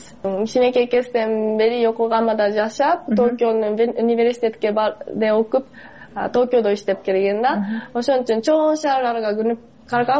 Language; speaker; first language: Kyrgyz; non-native, fluent; Japanese